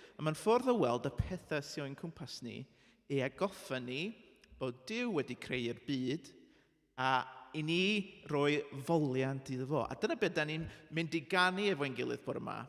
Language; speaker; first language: Welsh; non-native, local second language; English